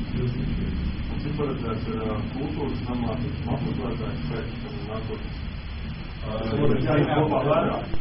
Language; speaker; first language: Latvian; native; Latvian